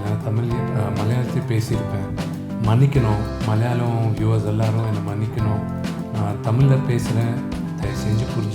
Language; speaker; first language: Tamil; non-native, local second language; Telugu